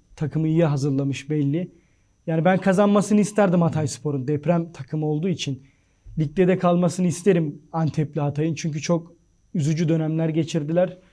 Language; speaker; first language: Turkish; native; Turkish